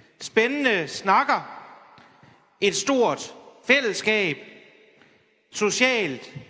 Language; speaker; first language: Danish; native; Danish